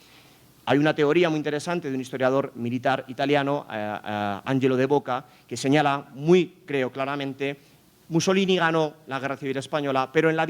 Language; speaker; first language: Spanish; native; Spanish